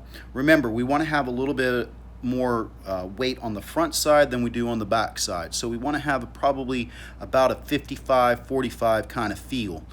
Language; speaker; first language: English; native; English